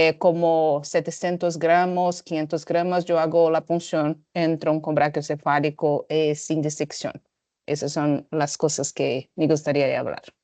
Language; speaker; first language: Spanish; non-native, fluent; Portuguese